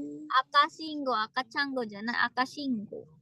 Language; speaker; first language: Japanese; non-native, fluent; Indonesian